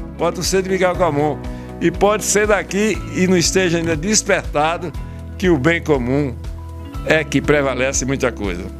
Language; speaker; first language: Portuguese; early bilingual, other home language; Italian